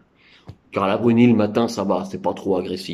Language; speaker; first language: French; native; French